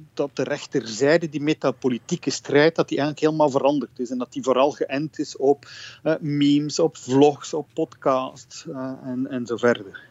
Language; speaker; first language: Dutch; native; Dutch